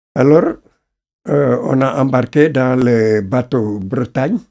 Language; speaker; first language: French; non-native, local second language; Wolof